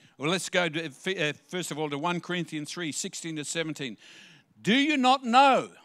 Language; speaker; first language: English; native; English